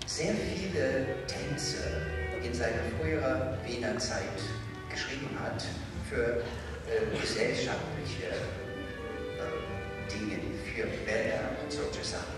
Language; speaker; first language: German; non-native, fluent; English